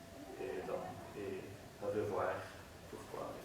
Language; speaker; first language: French; non-native, learner; Dutch